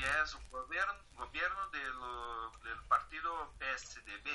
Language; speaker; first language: Spanish; non-native, fluent; Portuguese